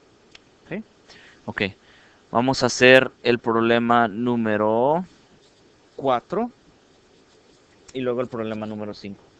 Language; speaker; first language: Spanish; early bilingual, heritage; Spanish